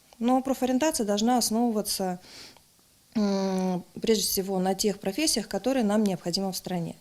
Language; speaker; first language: Russian; native; Russian